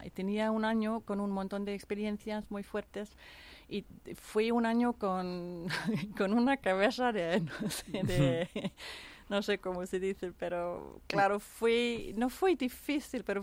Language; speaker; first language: Spanish; non-native, fluent; Danish